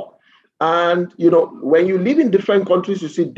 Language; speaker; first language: English; non-native, local second language; Yoruba